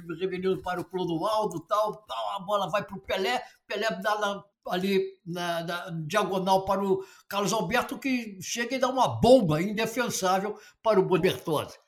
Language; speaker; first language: Portuguese; native; Portuguese